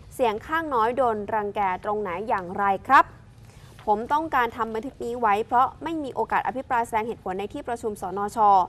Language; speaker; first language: Thai; native; Thai